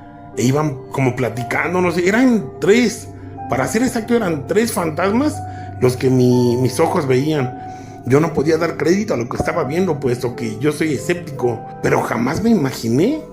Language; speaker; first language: Spanish; native; Spanish